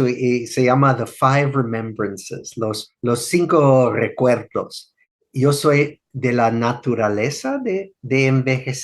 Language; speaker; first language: Spanish; non-native, fluent; English